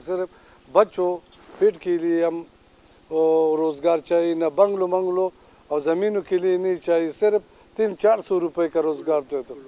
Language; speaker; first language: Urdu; non-native, local second language; Pashto